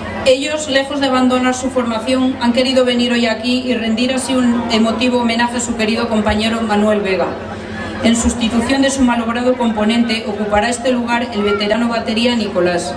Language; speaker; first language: Spanish; native; Spanish